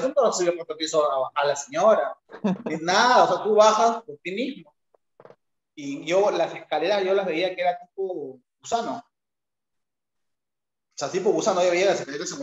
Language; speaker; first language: Spanish; native; Spanish